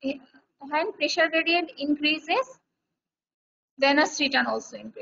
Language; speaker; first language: English; non-native, local second language; Bangla